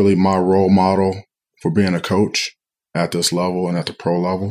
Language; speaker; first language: English; native; English